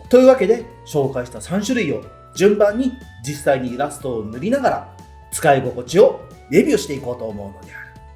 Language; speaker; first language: Japanese; native; Japanese